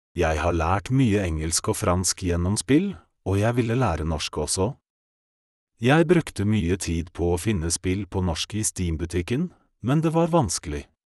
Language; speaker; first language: Norwegian; non-native, fluent; Polish